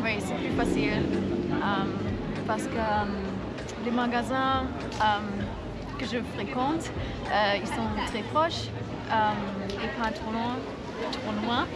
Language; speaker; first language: French; non-native, fluent; German